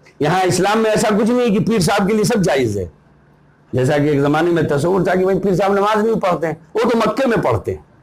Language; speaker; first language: Urdu; native; Urdu